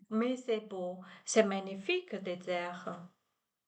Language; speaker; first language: French; non-native, learner; Chinese